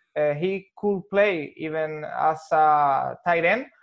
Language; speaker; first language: English; non-native, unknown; Spanish